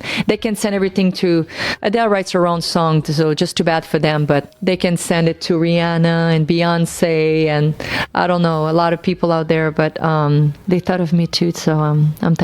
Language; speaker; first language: English; non-native, local second language; French